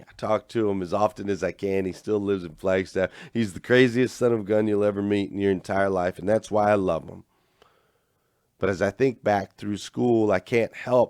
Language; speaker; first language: English; native; English